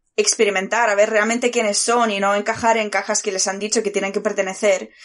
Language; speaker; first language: Spanish; early bilingual, other home language; Bulgarian